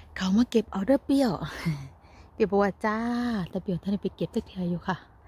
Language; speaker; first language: Thai; native; Thai